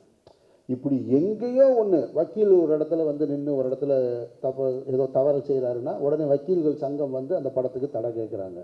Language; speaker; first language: Tamil; native; Tamil